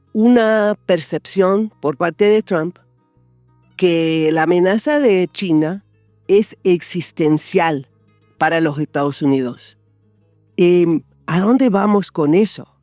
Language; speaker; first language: Spanish; non-native, fluent; English